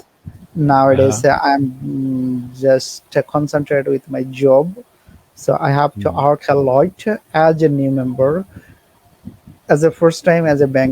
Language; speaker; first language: English; non-native, learner; Bangla